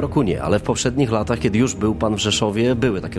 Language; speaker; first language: Polish; native; Polish